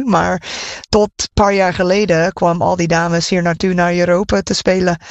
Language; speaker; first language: Dutch; non-native, fluent; English